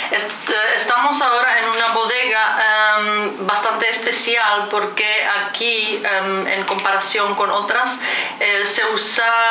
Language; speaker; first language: Spanish; non-native, fluent; Czech